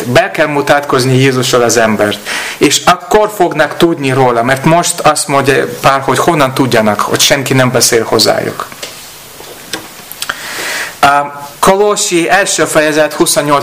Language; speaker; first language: Hungarian; non-native, learner; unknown